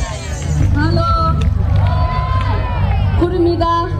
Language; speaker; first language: Dutch; non-native, fluent; Tibetan